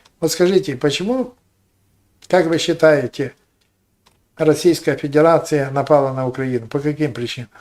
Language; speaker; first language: Russian; non-native, local second language; Ukrainian